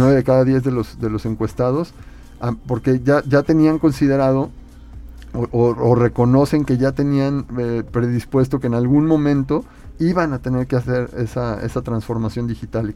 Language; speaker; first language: Spanish; native; Spanish